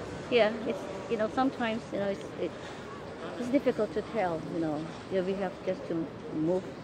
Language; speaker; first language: English; non-native, fluent; Chinese